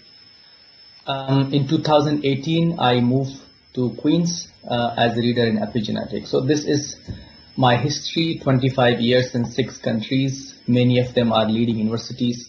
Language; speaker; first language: English; non-native, local second language; Hindi